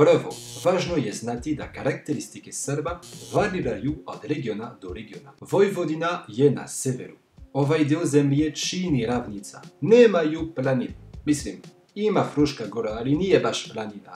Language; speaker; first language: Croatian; non-native, fluent; French